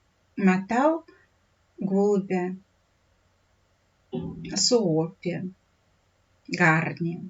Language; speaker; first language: Lithuanian; non-native, fluent; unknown